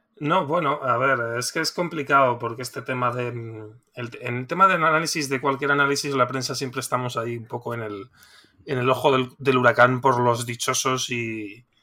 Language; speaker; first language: Spanish; native; Spanish